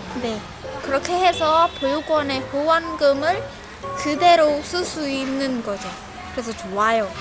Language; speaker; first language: Korean; non-native, learner; Khmer